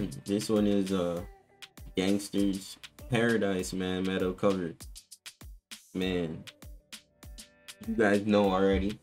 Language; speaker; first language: English; native; English